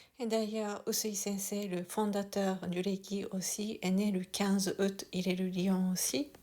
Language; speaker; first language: French; non-native, fluent; Japanese